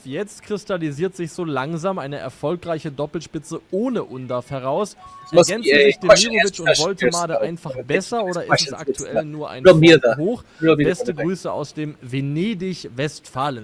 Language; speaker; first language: German; native; German